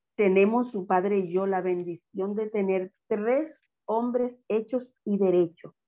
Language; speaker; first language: Spanish; native; Spanish